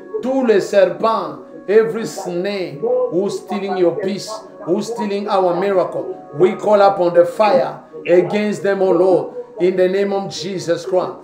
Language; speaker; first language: English; non-native, fluent; Lingala